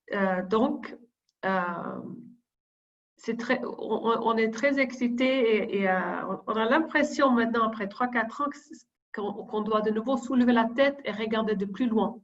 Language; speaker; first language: French; non-native, fluent; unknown